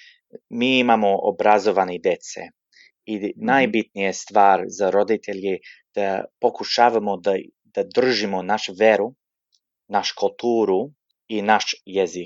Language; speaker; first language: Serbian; early bilingual, heritage; Serbian